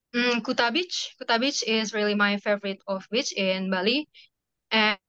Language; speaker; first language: English; non-native, fluent; Indonesian